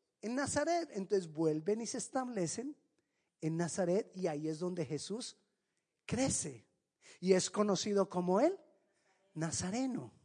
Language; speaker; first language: Spanish; native; Spanish